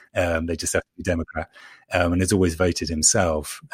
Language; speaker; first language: English; native; English